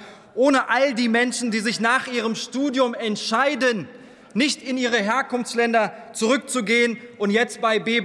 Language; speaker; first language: German; early bilingual, other home language; Turkish